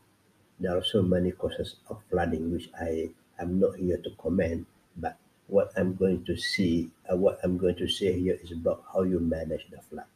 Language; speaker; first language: English; non-native, local second language; Pattani Malay